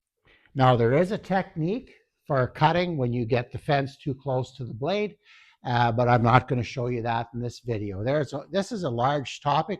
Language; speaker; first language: English; native; English